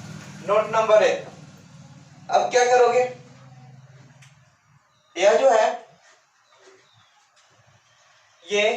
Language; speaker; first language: Hindi; native; Hindi